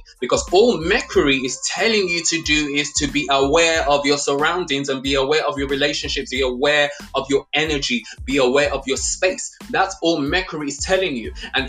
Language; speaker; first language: English; non-native, local second language; Yoruba